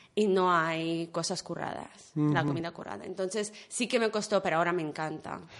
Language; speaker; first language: Spanish; non-native, fluent; Ukrainian